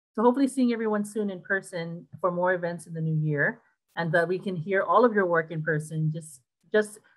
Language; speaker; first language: English; native; English